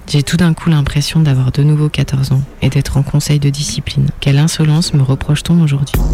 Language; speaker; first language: French; native; French